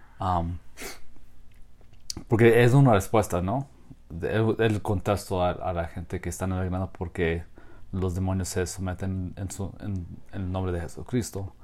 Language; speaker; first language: Spanish; non-native, fluent; English